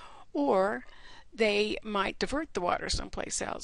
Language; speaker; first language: English; native; English